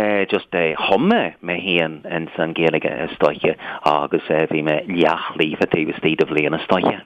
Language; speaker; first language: Irish; non-native, local second language; English